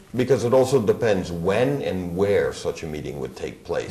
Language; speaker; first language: English; early bilingual, other home language; Armenian